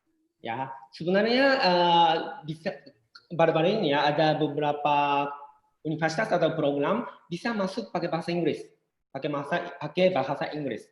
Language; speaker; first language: Indonesian; non-native, fluent; Japanese